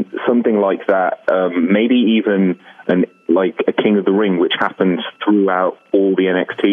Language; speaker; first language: English; native; English